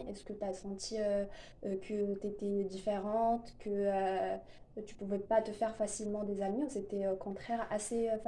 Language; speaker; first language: French; native; French